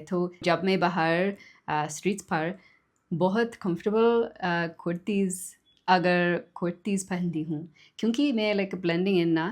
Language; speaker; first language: Hindi; non-native, learner; English